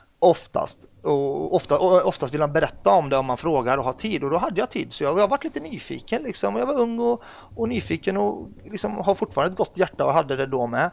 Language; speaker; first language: Swedish; early bilingual, other home language; Arabic